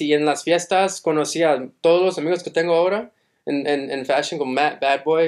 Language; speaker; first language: Spanish; early bilingual, heritage; Spanish